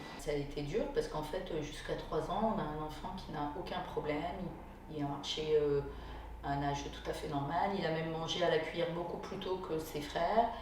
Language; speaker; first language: French; native; French